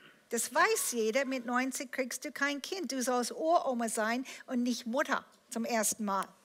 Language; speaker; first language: German; non-native, fluent; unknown